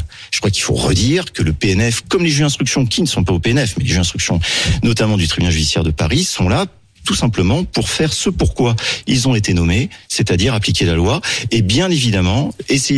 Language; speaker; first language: French; native; French